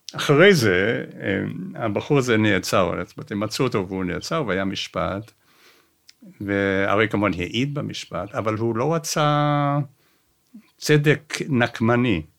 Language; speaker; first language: Hebrew; non-native, fluent; English